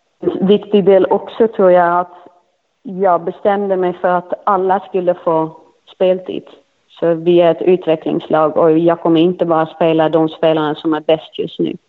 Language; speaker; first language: Swedish; non-native, fluent; Dutch